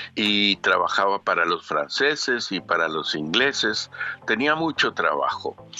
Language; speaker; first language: Spanish; native; Spanish